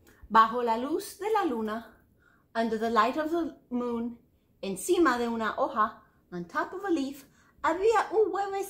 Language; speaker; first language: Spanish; non-native, fluent; English